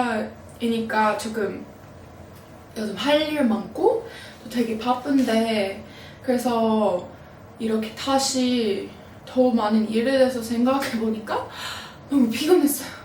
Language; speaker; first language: Korean; non-native, fluent; English